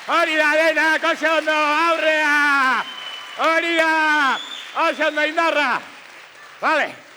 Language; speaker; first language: Basque; non-native, local second language; Spanish